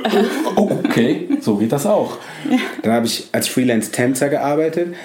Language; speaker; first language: German; native; German